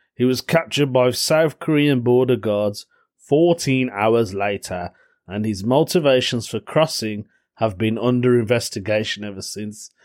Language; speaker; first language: English; native; English